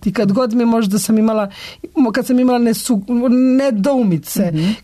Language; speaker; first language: Serbian; native; Serbian